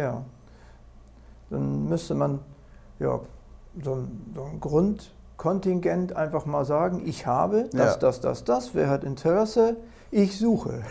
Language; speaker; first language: German; native; German